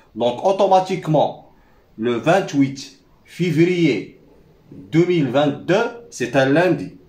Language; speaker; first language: French; non-native, local second language; Arabic